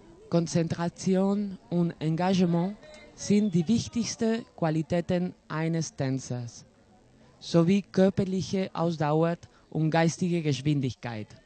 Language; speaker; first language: German; non-native, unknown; Spanish